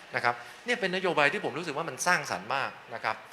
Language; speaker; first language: Thai; native; Thai